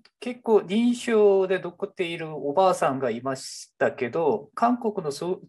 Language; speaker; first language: Japanese; non-native, fluent; Korean